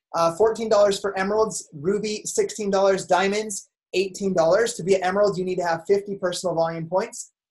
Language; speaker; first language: English; native; English